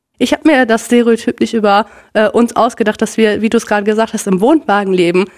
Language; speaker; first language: German; native; German